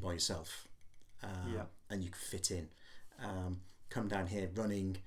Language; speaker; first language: English; native; English